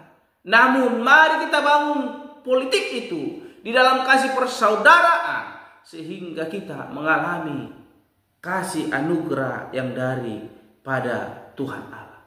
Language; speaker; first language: Indonesian; native; Indonesian